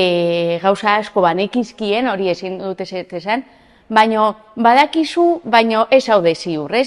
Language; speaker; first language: Basque; non-native, local second language; Spanish